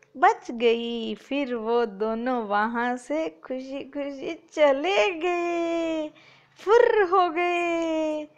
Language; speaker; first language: Hindi; non-native, local second language; Punjabi